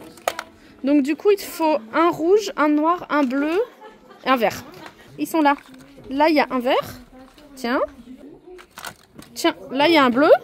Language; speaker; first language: French; native; French